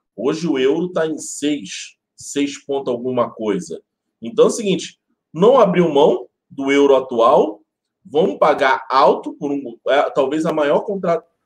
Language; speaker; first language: Portuguese; native; Portuguese